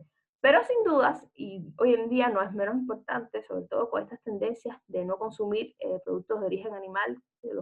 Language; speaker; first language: Spanish; native; Spanish